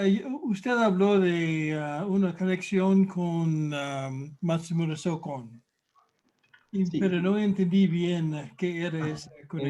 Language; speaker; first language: Spanish; non-native, fluent; English